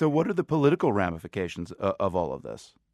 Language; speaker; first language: English; native; English